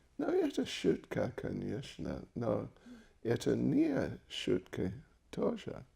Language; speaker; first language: Russian; non-native, learner; English